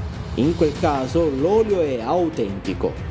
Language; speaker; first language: Italian; native; Italian